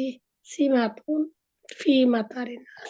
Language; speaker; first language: Arabic; non-native, learner; Bangla